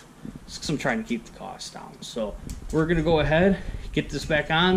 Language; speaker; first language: English; native; English